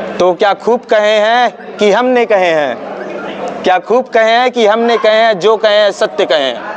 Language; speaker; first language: Hindi; native; Hindi